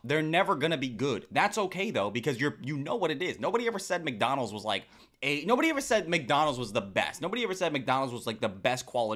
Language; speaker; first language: English; native; English